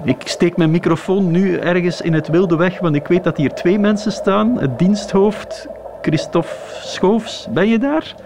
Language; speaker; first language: Dutch; native; Dutch